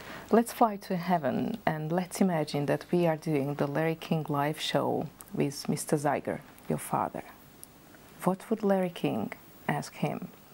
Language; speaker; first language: English; non-native, fluent; Slovak